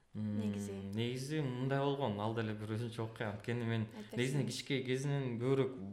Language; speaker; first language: Kyrgyz; native; Kyrgyz